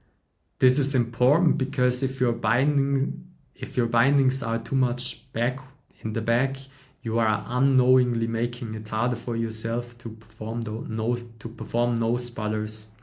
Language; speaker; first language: English; non-native, fluent; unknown